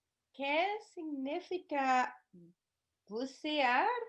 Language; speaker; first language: Spanish; non-native, learner; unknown